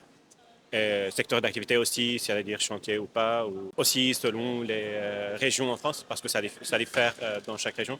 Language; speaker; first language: French; non-native, fluent; Arabic